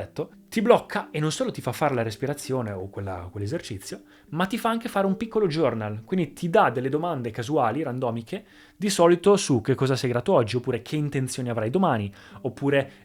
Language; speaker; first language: Italian; native; Italian